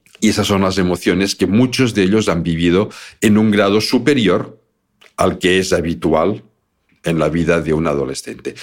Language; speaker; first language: Spanish; native; Spanish